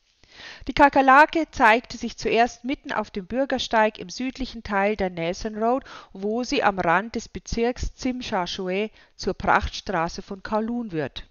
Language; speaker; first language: German; native; German